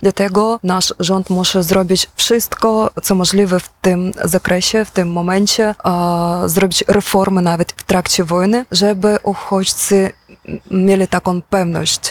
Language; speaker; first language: Polish; non-native, fluent; Ukrainian